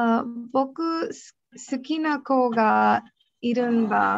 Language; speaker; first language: Japanese; non-native, learner; English